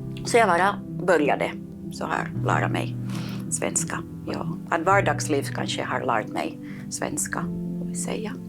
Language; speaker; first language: Swedish; non-native, fluent; Catalan